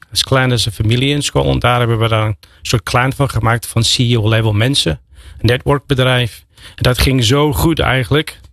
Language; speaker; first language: Dutch; non-native, fluent; English